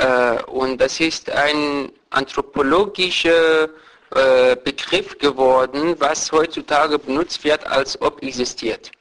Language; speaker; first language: German; non-native, fluent; Persian